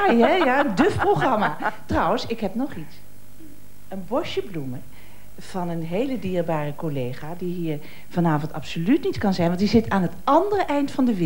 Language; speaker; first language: Dutch; native; Dutch